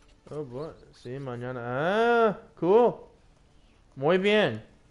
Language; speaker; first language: Spanish; non-native, learner; English